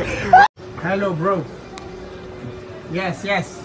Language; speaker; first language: English; non-native, learner; French